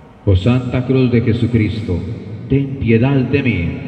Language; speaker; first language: Spanish; native; Spanish